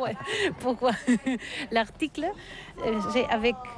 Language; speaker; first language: French; non-native, learner; Catalan